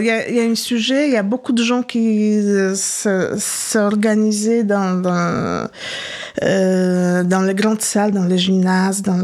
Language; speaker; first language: French; non-native, fluent; Polish